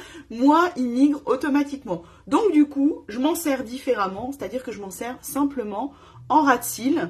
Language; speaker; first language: French; native; French